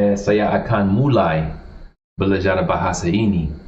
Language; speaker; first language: Indonesian; non-native, learner; English